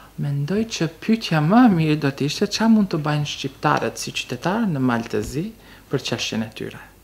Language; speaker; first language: Albanian; early bilingual, heritage; Albanian